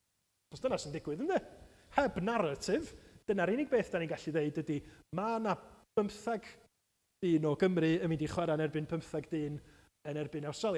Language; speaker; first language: Welsh; native; Welsh